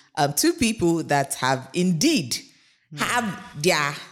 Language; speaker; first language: English; non-native, local second language; Yoruba